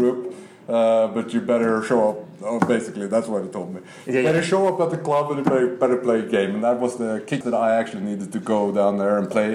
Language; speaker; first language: English; non-native, fluent; Norwegian